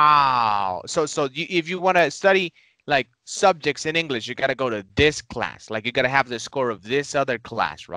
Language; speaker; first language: English; non-native, fluent; Spanish